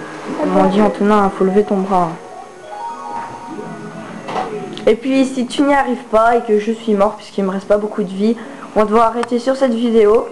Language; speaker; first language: French; native; French